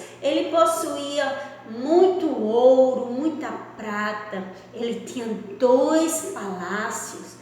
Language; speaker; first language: Portuguese; native; Portuguese